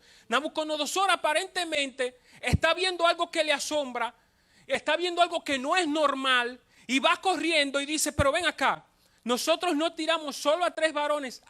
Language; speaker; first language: Spanish; native; Spanish